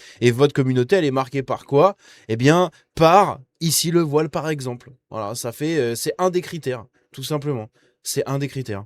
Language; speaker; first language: French; native; French